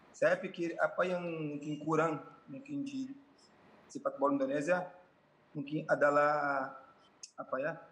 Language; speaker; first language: Indonesian; non-native, fluent; Portuguese